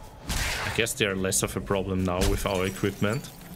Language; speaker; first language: English; non-native, fluent; German